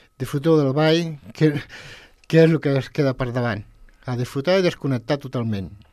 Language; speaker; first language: Catalan; non-native, local second language; Spanish